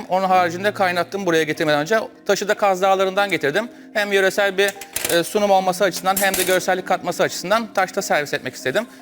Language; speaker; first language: Turkish; native; Turkish